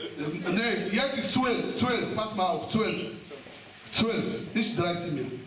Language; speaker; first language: German; non-native, fluent; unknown